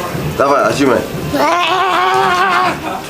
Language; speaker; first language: Russian; non-native, learner; Persian